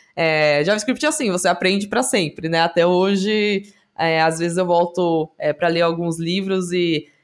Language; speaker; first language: Portuguese; native; Portuguese